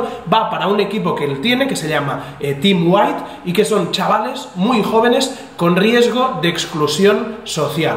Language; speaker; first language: Spanish; native; Spanish